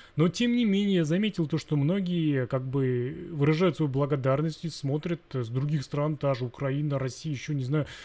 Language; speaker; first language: Russian; non-native, local second language; Kazakh